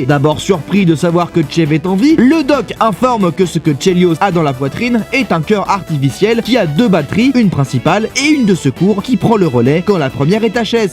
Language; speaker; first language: French; native; French